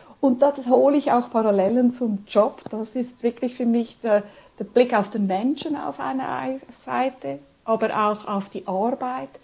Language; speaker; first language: German; early bilingual, other home language; Spanish